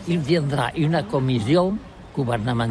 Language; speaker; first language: French; non-native, learner; Catalan